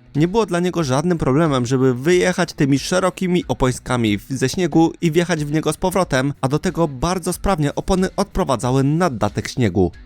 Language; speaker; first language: Polish; native; Polish